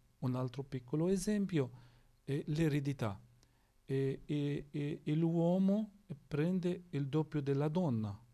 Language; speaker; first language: Italian; non-native, fluent; Arabic